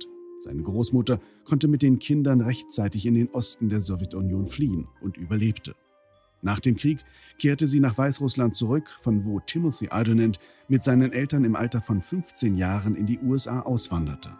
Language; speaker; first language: German; native; German